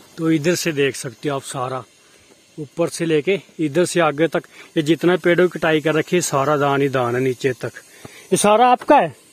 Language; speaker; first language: Hindi; native; Hindi